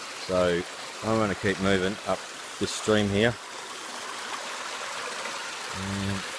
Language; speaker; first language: English; native; English